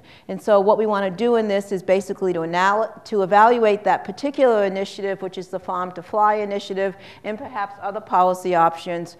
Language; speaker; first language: English; native; English